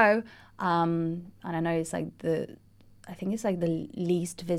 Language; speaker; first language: English; non-native, fluent; Russian